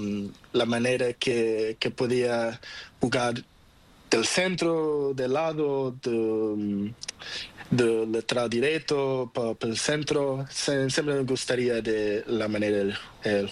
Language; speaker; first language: Spanish; non-native, learner; Portuguese